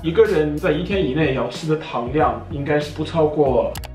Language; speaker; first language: Chinese; non-native, fluent; English